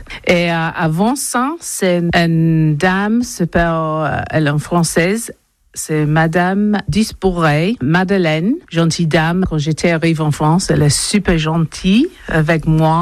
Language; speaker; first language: French; non-native, learner; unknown